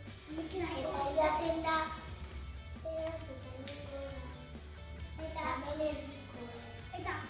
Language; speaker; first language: Basque; non-native, local second language; Spanish